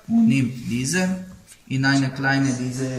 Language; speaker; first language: German; non-native, learner; Croatian